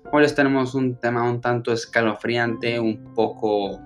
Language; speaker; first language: Spanish; early bilingual, other home language; English